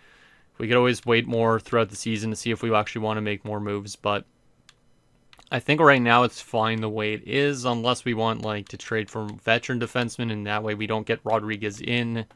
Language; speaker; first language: English; native; English